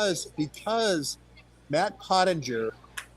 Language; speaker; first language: English; native; English